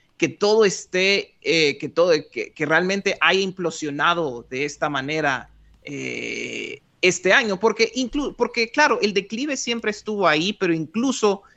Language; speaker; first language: Spanish; native; Spanish